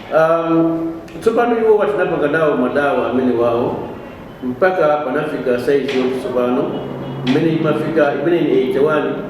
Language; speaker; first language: Nyanja; non-native, local second language; Yao